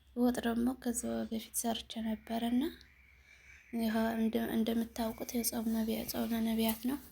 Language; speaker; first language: Amharic; non-native, local second language; Tigrinya